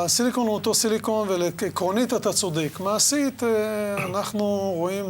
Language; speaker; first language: Hebrew; native; Hebrew